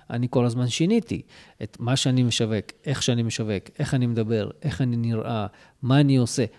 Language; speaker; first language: Hebrew; early bilingual, other home language; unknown